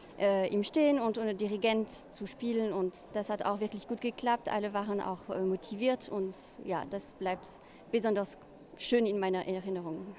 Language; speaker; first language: German; non-native, fluent; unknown